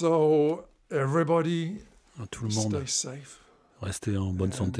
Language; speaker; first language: French; non-native, learner; English